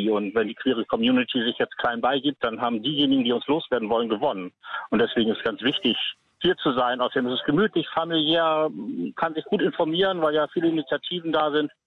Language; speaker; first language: German; native; German